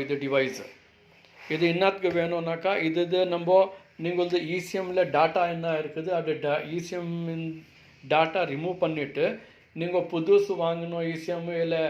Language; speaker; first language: Tamil; non-native, local second language; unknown